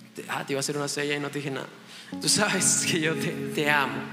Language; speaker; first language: Spanish; native; Spanish